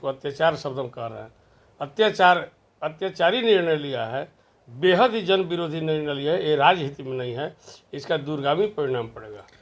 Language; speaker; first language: Hindi; native; Hindi